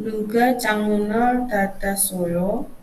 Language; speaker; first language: Korean; non-native, learner; Indonesian